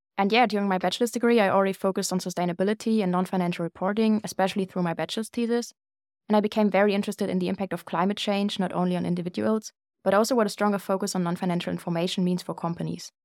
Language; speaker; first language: English; non-native, fluent; German